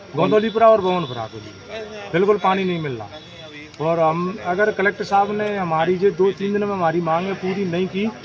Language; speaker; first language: Hindi; native; Hindi